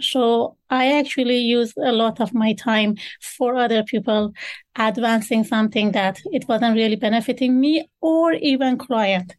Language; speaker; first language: English; non-native, fluent; Persian